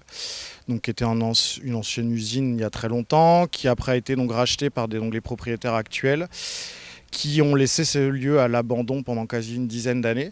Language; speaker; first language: French; native; French